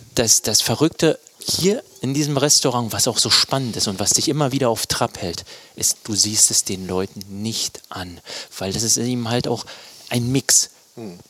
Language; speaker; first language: German; native; German